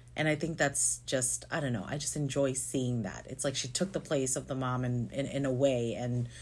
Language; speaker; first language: English; non-native, local second language; Filipino